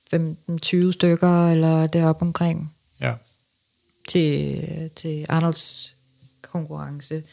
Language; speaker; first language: Danish; early bilingual, other home language; English